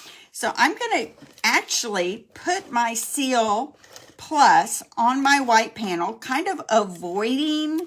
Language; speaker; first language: English; native; English